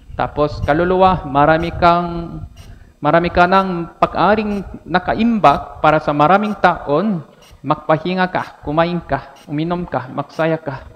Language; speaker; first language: Filipino; non-native, fluent; Korean